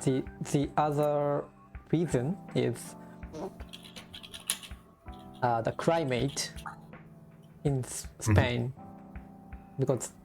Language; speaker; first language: English; non-native, learner; Japanese